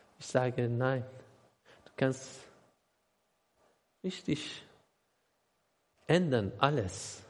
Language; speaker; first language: German; non-native, learner; Persian